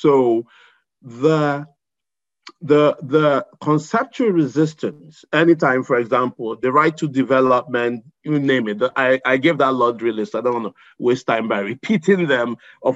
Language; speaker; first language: English; non-native, local second language; Igbo